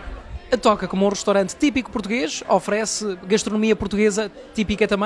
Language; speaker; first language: Portuguese; native; Portuguese